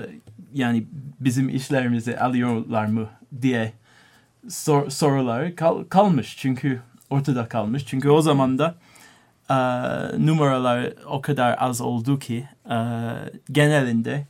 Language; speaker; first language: Turkish; non-native, learner; English